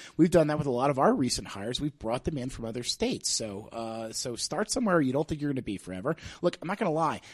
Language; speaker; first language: English; native; English